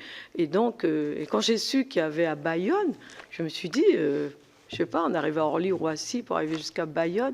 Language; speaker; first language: French; native; French